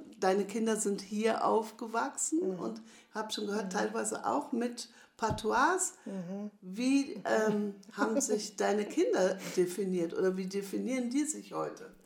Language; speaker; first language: German; native; German